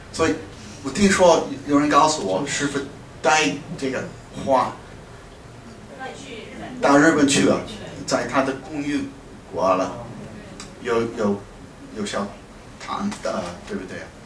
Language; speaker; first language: Chinese; non-native, fluent; English